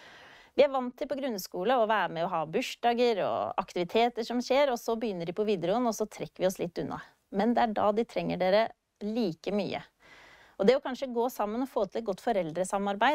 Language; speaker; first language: Norwegian; native; Norwegian